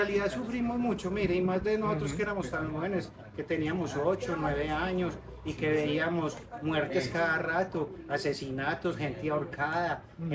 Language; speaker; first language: Spanish; native; Spanish